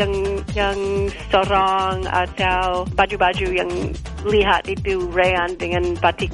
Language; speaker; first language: Indonesian; non-native, learner; English